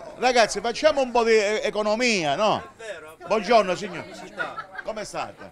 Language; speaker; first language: Italian; native; Italian